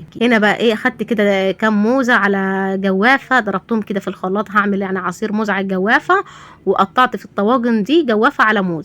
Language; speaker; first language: Arabic; native; Arabic